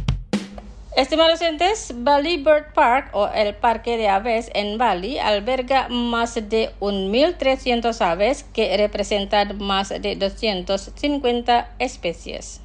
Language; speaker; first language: Spanish; non-native, fluent; Indonesian